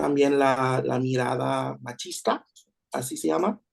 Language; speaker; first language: Spanish; non-native, learner; English